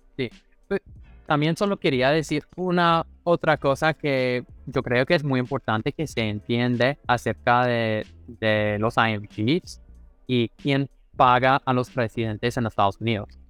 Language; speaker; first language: Spanish; non-native, fluent; English